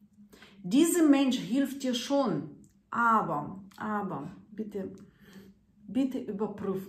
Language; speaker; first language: German; non-native, fluent; Russian